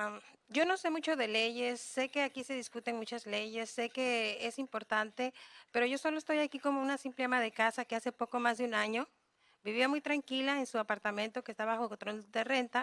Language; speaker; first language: Spanish; native; Spanish